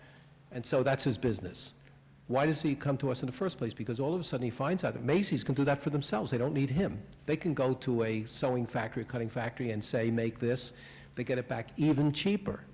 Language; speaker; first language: English; native; English